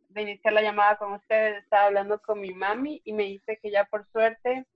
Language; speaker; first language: Spanish; native; Spanish